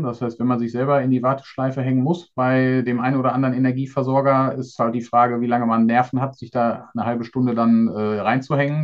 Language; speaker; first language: German; native; German